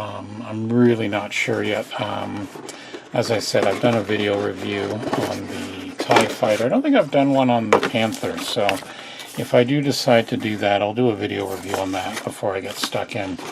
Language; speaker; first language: English; native; English